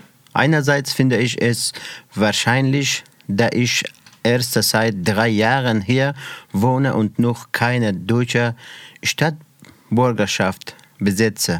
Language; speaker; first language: German; non-native, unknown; Persian